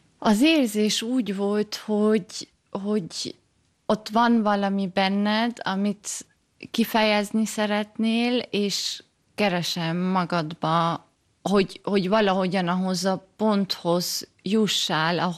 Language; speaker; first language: Hungarian; early bilingual, heritage; German